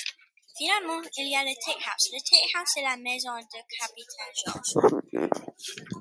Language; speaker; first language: French; non-native, learner; English